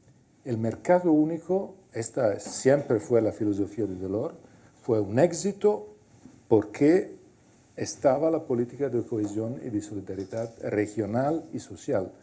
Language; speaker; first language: Spanish; non-native, fluent; Italian